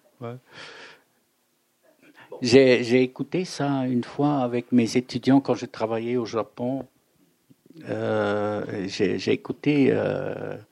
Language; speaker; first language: French; non-native, fluent; German